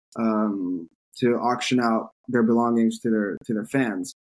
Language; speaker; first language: English; non-native, fluent; French